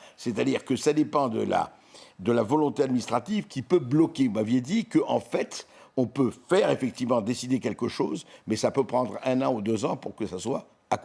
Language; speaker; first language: French; native; French